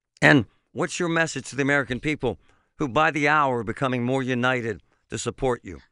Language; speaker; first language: English; native; English